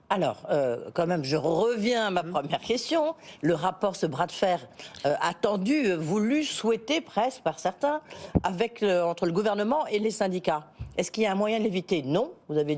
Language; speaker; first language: French; native; French